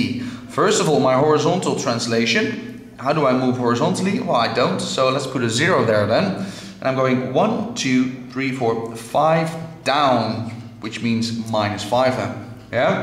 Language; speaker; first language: English; non-native, fluent; Dutch